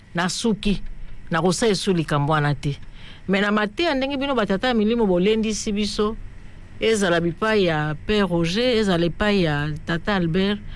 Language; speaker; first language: Lingala; native; Lingala